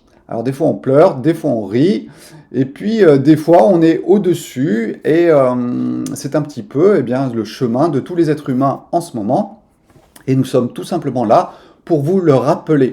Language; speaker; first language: French; native; French